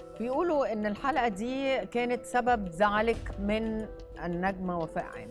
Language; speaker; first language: Arabic; native; Arabic